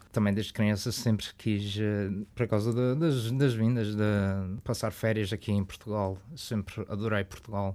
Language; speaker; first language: Portuguese; early bilingual, heritage; Portuguese